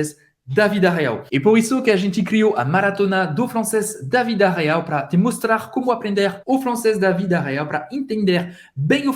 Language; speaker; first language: Portuguese; non-native, fluent; French